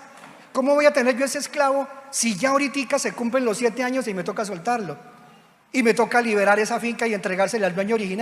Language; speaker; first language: Spanish; native; Spanish